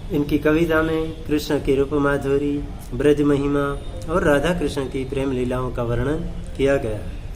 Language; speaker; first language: Hindi; non-native, local second language; Gujarati